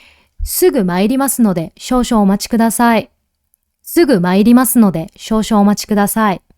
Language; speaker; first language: Japanese; non-native, fluent; Korean